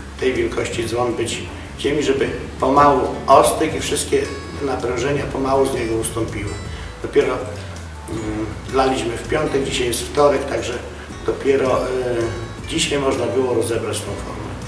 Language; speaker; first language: Polish; native; Polish